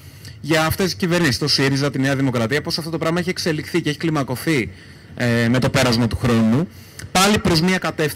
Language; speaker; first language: Greek; native; Greek